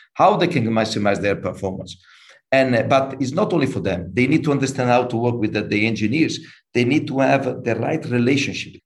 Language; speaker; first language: English; non-native, fluent; Italian